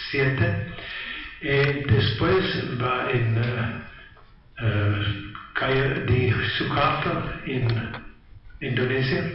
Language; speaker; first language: Spanish; non-native, learner; Italian